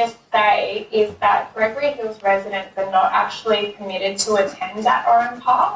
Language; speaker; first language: English; native; English